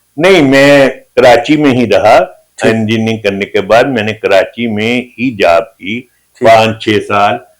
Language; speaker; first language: Urdu; native; Urdu